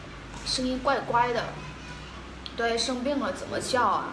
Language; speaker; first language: Chinese; non-native, fluent; Vietnamese